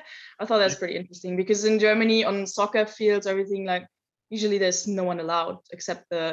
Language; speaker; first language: English; non-native, fluent; German